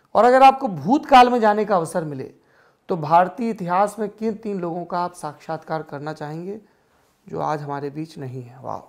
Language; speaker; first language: Hindi; native; Hindi